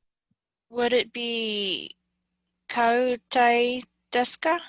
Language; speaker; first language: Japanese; non-native, learner; English